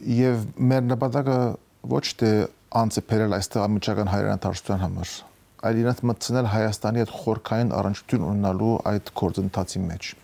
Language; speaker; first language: Armenian; early bilingual, heritage; Armenian